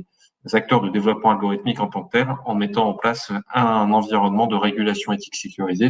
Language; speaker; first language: French; native; French